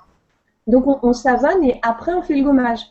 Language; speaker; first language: French; native; French